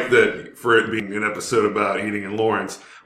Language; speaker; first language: English; native; English